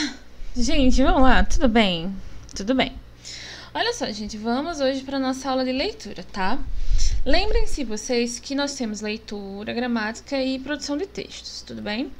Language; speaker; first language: Portuguese; native; Portuguese